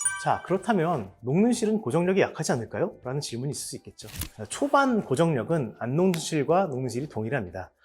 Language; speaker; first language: Korean; native; Korean